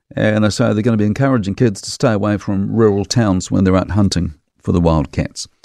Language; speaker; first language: English; native; English